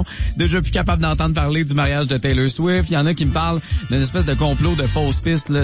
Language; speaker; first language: French; native; French